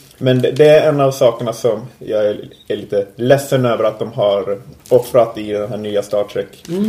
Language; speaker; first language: Swedish; native; Swedish